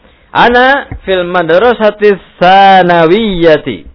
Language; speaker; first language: Arabic; non-native, fluent; Indonesian